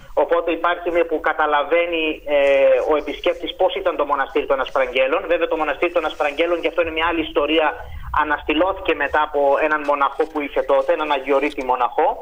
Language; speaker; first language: Greek; native; Greek